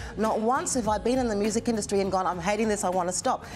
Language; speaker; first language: English; native; English